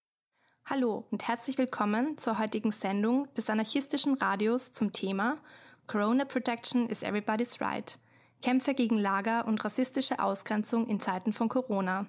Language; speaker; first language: German; native; German